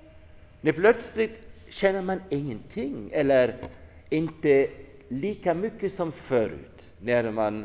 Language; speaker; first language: Swedish; non-native, fluent; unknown